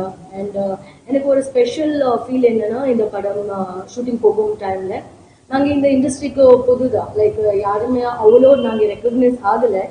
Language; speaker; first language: Tamil; non-native, learner; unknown